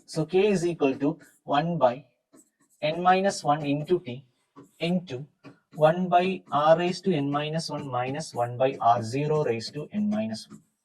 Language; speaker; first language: English; non-native, local second language; Malayalam